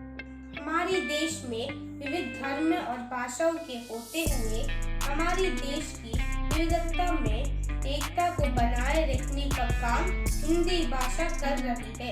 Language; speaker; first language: Hindi; non-native, local second language; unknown